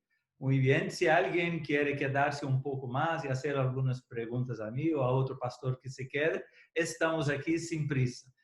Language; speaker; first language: Spanish; non-native, fluent; Portuguese